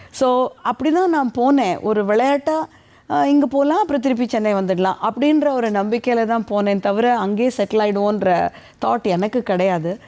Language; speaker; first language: Tamil; native; Tamil